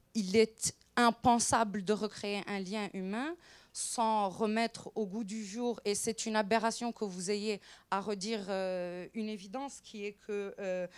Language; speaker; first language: French; non-native, local second language; Arabic